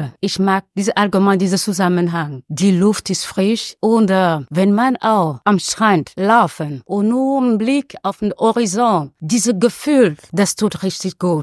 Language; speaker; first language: German; non-native, learner; French